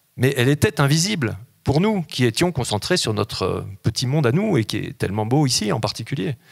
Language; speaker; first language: French; native; French